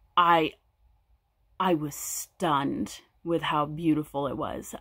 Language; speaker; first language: English; native; English